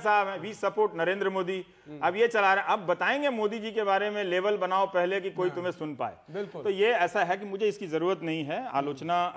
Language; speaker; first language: Hindi; native; Hindi